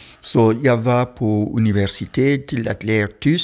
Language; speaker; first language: Danish; non-native, fluent; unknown